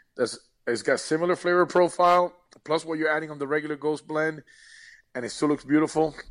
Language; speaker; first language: English; early bilingual, other home language; Spanish